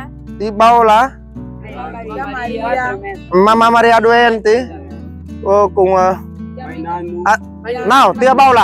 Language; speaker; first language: Portuguese; non-native, learner; Vietnamese